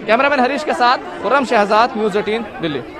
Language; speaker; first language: Hindi; native; Hindi